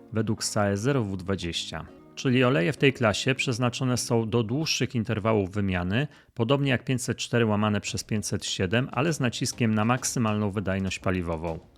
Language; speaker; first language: Polish; native; Polish